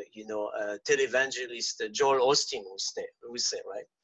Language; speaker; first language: English; non-native, fluent; French